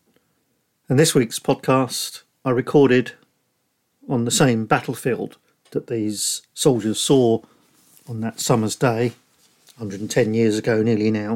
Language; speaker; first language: English; native; English